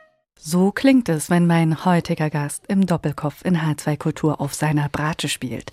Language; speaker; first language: German; native; German